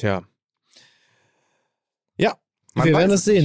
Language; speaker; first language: German; native; German